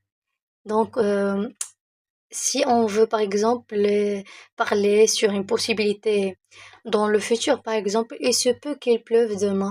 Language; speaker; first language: French; non-native, local second language; Arabic